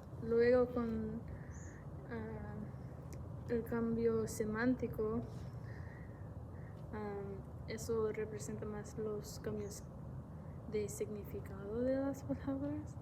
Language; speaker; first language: Spanish; non-native, fluent; English